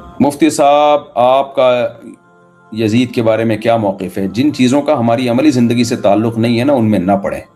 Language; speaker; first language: Urdu; native; Urdu